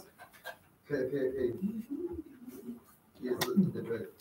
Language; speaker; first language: English; non-native, learner; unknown